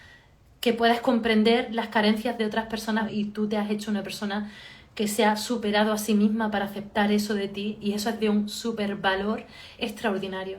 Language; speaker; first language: Spanish; native; Spanish